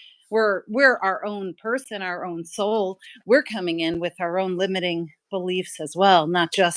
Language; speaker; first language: English; native; English